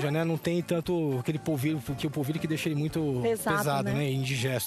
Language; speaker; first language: Portuguese; native; Portuguese